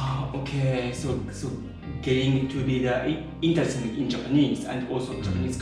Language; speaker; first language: English; non-native, learner; Japanese